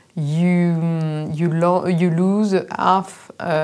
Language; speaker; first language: English; non-native, fluent; French